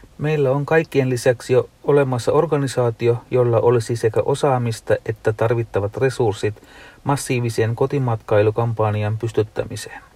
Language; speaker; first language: Finnish; non-native, fluent; Tamil